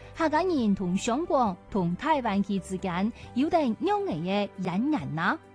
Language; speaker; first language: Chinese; non-native, local second language; Cantonese